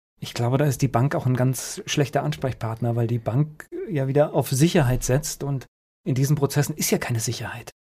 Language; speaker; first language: German; native; German